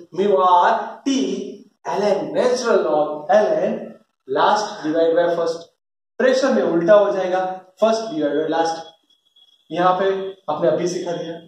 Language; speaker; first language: Hindi; non-native, local second language; Gujarati